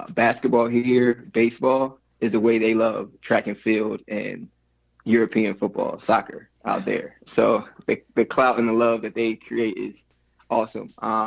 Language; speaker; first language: English; native; English